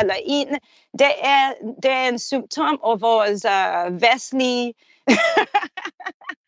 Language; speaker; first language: Danish; non-native, fluent; English